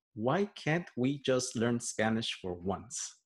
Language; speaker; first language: English; non-native, fluent; Spanish